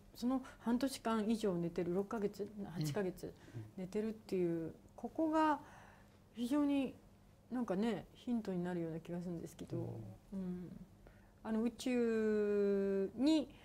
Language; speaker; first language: Japanese; native; Japanese